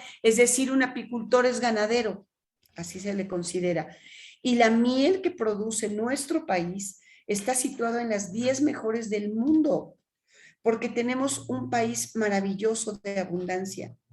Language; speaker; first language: Spanish; native; Spanish